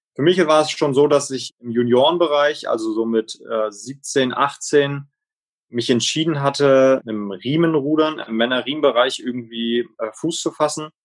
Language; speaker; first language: German; native; German